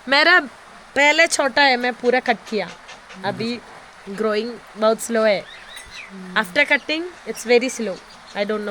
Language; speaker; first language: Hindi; non-native, learner; Malayalam